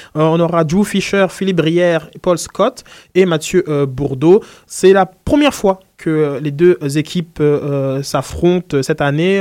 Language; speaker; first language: French; native; French